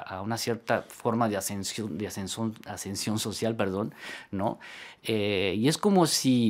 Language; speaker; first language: Spanish; native; Spanish